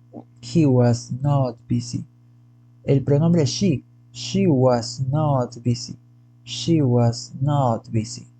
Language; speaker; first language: English; non-native, fluent; Spanish